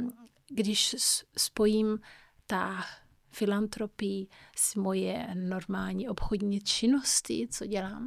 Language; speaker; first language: Czech; non-native, fluent; Kabuverdianu